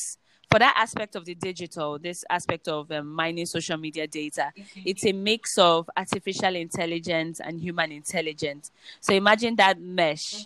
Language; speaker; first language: English; non-native, local second language; Igbo